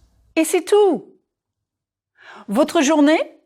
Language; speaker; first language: French; non-native, fluent; English